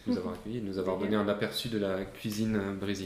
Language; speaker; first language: French; native; French